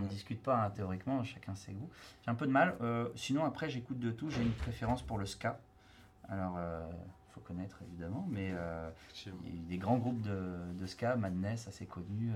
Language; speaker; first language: French; native; French